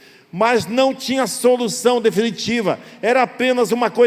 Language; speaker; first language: Portuguese; native; Portuguese